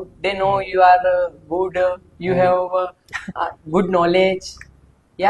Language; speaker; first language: English; non-native, learner; Hindi